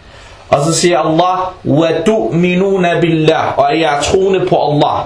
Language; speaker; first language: Danish; early bilingual, other home language; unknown